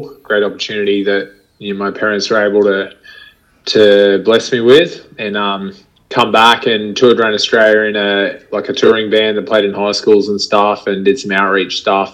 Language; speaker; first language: English; native; English